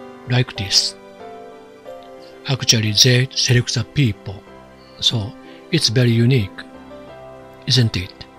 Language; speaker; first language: English; non-native, fluent; Japanese